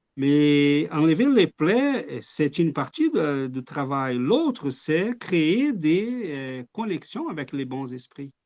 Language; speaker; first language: French; non-native, fluent; Portuguese